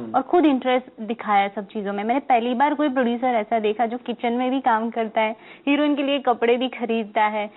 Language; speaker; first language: Hindi; non-native, local second language; Gujarati